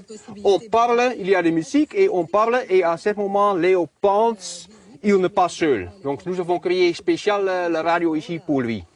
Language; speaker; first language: French; non-native, learner; Dutch